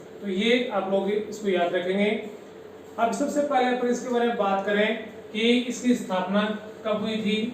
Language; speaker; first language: Hindi; native; Hindi